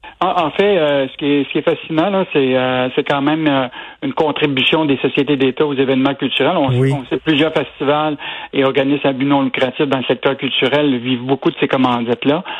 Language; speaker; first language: French; native; French